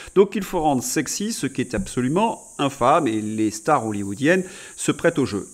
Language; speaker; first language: French; native; French